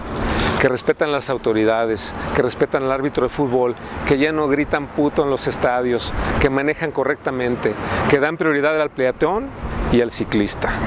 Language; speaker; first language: Spanish; native; Spanish